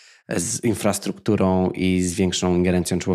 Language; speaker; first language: Polish; native; Polish